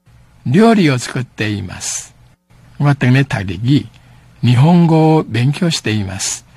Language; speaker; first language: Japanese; non-native, fluent; Min Nan Chinese